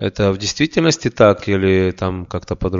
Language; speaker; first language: Russian; native; Russian